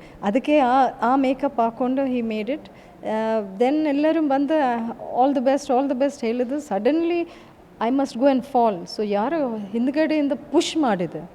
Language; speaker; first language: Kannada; early bilingual, heritage; English